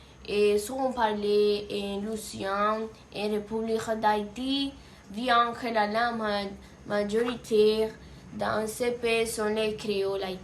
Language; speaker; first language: French; non-native, learner; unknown